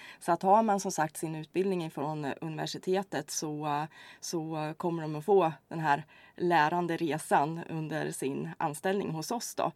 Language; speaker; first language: Swedish; native; Swedish